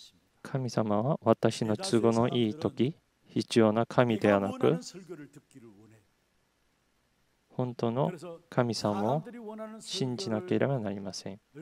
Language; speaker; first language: Japanese; non-native, fluent; Korean